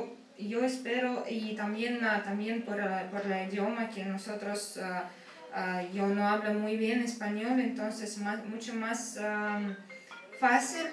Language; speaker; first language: Spanish; early bilingual, heritage; Spanish